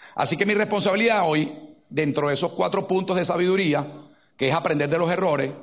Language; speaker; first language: Spanish; native; Spanish